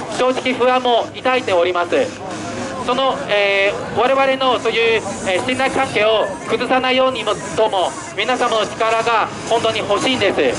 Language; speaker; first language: Japanese; non-native, fluent; Chinese